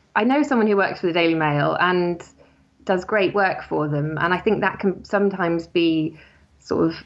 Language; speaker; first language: English; native; English